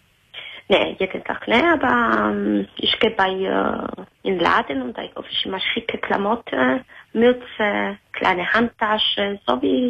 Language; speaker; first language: German; non-native, learner; Italian